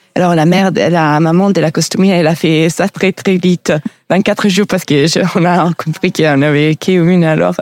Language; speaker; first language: French; non-native, learner; Italian